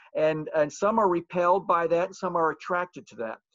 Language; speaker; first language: English; native; English